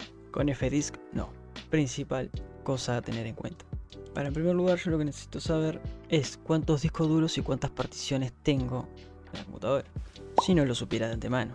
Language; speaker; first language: Spanish; native; Spanish